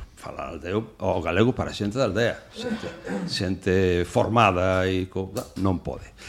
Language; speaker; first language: Galician; non-native, local second language; Spanish